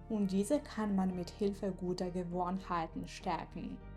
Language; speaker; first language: German; non-native, fluent; Ukrainian